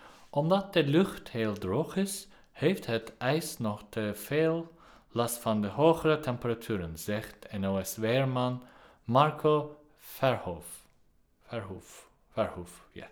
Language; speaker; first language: Dutch; non-native, learner; Turkish